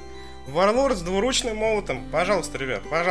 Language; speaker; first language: Russian; native; Russian